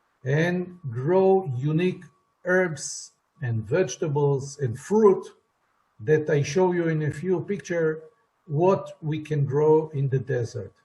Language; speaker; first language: English; non-native, fluent; Hebrew